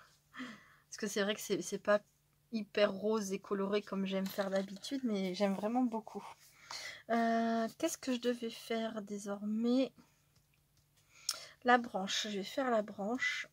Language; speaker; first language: French; native; French